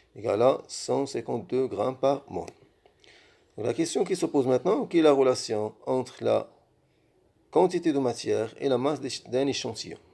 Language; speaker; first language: French; non-native, local second language; Arabic